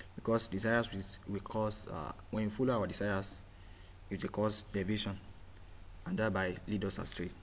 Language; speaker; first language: English; non-native, local second language; Yoruba